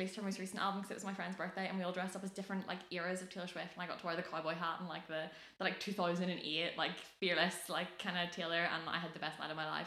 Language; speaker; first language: English; native; English